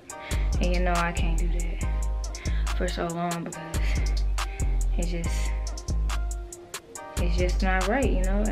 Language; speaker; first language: English; native; English